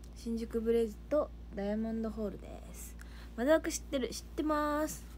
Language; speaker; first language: Japanese; native; Japanese